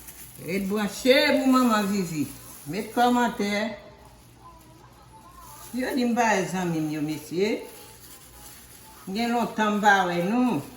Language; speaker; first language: French; non-native, learner; Haitian Creole